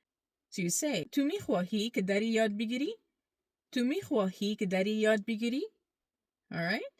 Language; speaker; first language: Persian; early bilingual, heritage; Persian